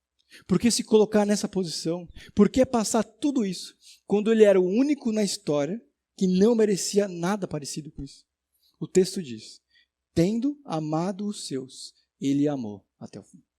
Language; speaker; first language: Portuguese; native; Portuguese